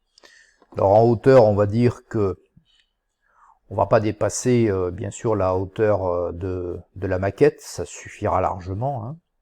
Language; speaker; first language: French; native; French